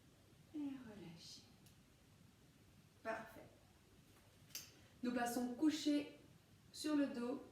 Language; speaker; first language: French; native; French